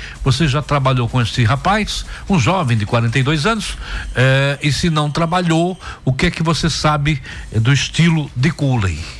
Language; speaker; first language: Portuguese; native; Portuguese